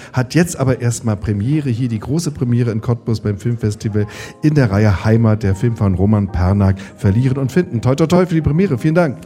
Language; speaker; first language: German; native; German